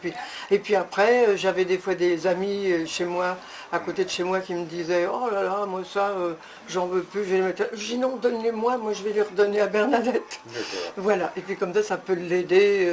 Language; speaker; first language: French; native; French